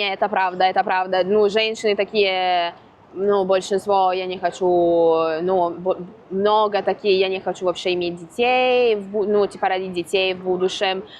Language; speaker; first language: Russian; non-native, fluent; Italian